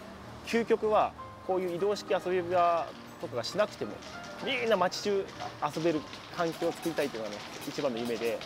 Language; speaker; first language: Japanese; native; Japanese